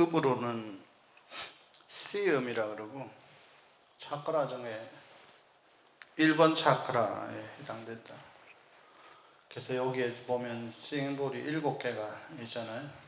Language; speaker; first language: Korean; native; Korean